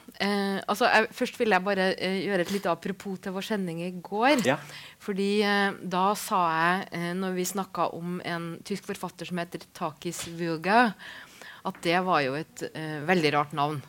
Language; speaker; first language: Norwegian; native; Norwegian